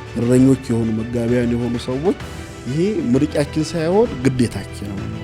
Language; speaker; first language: Amharic; native; Amharic